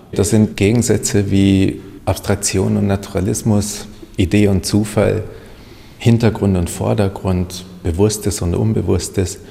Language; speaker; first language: German; non-native, fluent; Hungarian